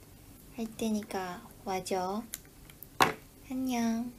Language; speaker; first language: Korean; non-native, fluent; Japanese